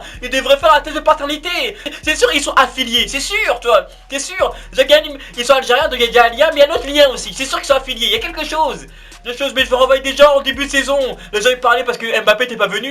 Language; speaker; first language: French; native; French